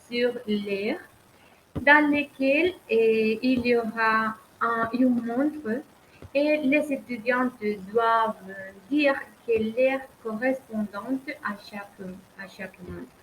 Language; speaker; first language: French; non-native, learner; Spanish